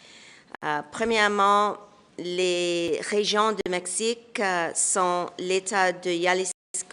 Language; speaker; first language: French; non-native, fluent; English